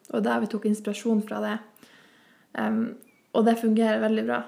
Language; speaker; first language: Norwegian; native; Norwegian